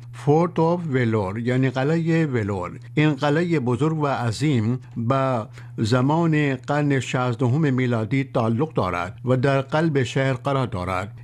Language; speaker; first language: Persian; non-native, fluent; Urdu